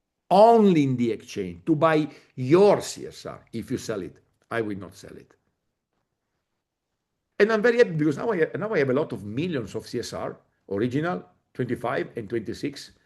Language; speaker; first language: English; non-native, fluent; Italian